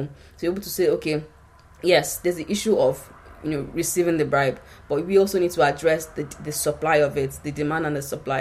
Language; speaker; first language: English; non-native, local second language; Yoruba